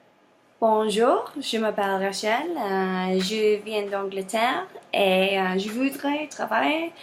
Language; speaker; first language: French; non-native, learner; English